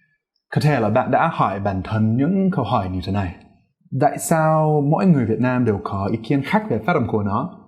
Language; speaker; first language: Vietnamese; non-native, fluent; English